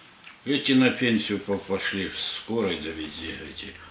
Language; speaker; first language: Russian; native; Russian